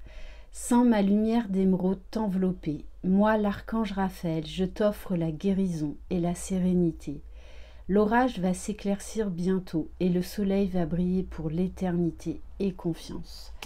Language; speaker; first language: French; native; French